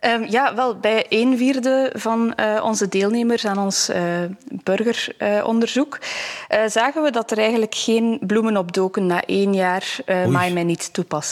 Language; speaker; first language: Dutch; native; Dutch